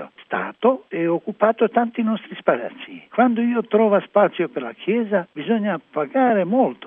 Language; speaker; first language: Italian; non-native, learner; Croatian